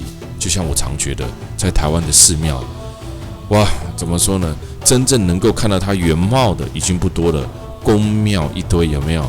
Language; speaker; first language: Chinese; native; Chinese